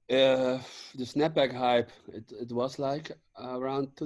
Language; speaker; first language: English; non-native, fluent; Dutch